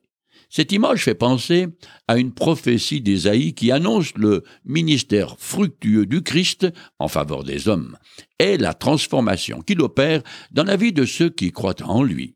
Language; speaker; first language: French; native; French